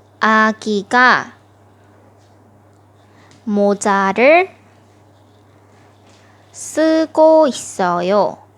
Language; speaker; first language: Korean; non-native, fluent; Thai